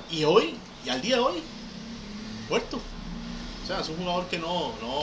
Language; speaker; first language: Spanish; native; Spanish